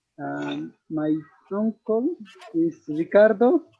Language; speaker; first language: English; non-native, learner; Spanish